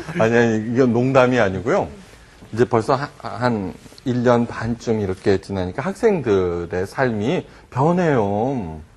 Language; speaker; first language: Korean; early bilingual, heritage; Korean